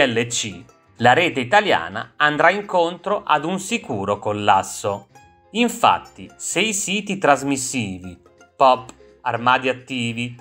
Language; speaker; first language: Italian; native; Italian